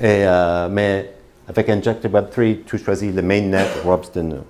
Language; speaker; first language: French; non-native, learner; English